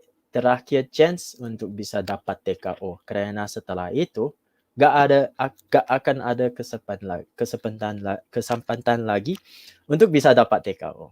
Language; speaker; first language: Indonesian; non-native, fluent; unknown